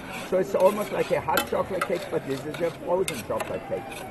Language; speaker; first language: English; non-native, fluent; German